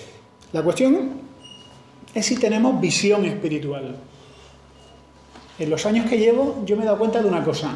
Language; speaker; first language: Spanish; native; Spanish